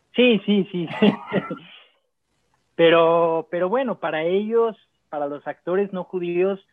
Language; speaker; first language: Spanish; native; Spanish